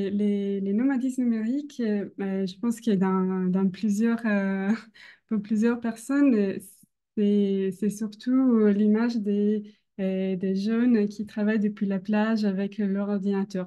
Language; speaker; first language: French; non-native, fluent; Italian